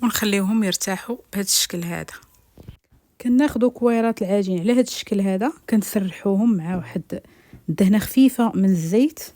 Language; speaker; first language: Arabic; native; Arabic